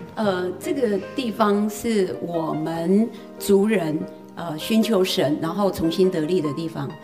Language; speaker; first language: Chinese; native; Chinese